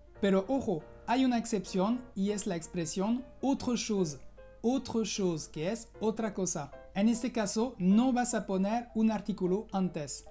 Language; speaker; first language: Spanish; non-native, fluent; French